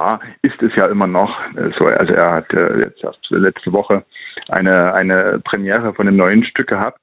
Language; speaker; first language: German; native; German